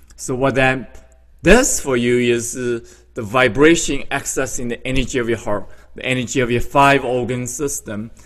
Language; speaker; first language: English; non-native, fluent; Chinese